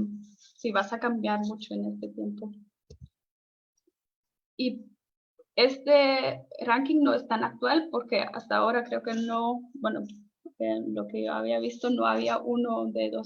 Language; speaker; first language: Spanish; non-native, fluent; German